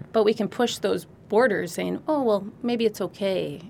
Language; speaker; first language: English; native; English